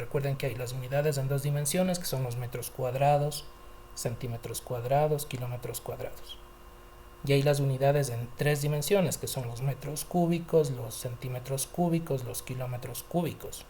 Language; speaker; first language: Spanish; native; Spanish